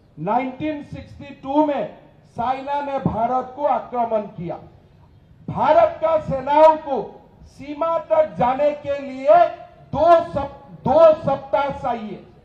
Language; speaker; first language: Hindi; non-native, local second language; Assamese